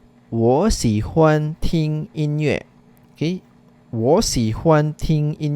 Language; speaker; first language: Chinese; non-native, fluent; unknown